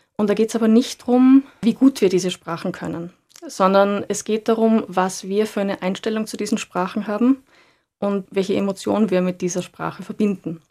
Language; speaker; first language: German; native; German